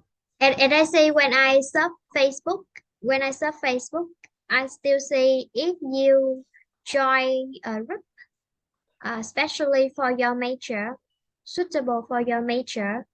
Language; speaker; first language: English; non-native, fluent; Vietnamese